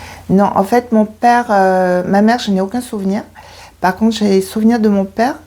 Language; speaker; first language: French; early bilingual, other home language; Korean